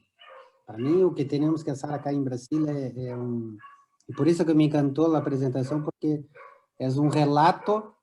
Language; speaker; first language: Spanish; non-native, learner; Portuguese